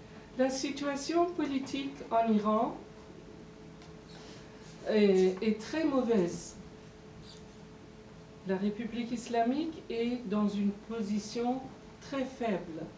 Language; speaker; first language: French; non-native, fluent; Persian